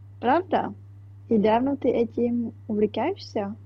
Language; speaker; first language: Russian; non-native, learner; Czech